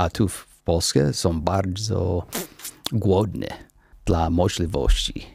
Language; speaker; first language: Polish; non-native, learner; English